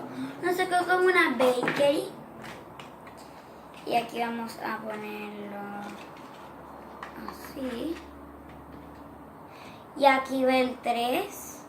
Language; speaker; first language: Spanish; early bilingual, heritage; Spanish